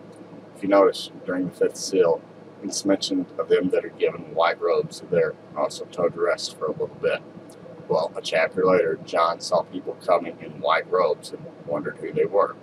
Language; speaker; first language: English; native; English